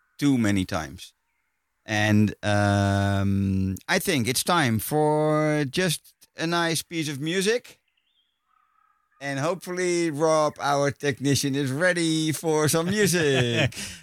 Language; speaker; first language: English; non-native, fluent; Dutch